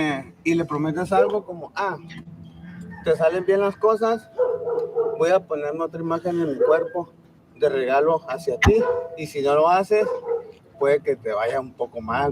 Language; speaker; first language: Spanish; native; Spanish